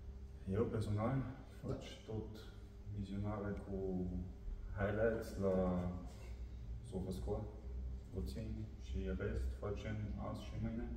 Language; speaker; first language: Romanian; non-native, learner; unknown